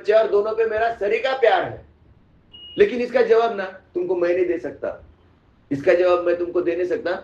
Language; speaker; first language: Hindi; non-native, local second language; Marathi